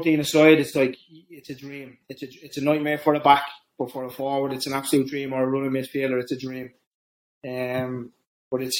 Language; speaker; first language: English; native; English